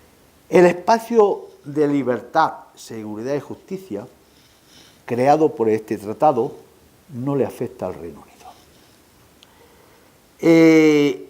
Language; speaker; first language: Spanish; native; Spanish